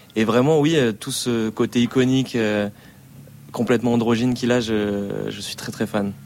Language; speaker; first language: French; native; French